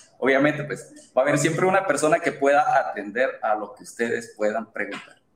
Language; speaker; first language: Spanish; native; Spanish